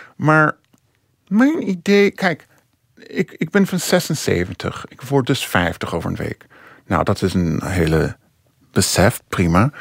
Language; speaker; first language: Dutch; non-native, fluent; English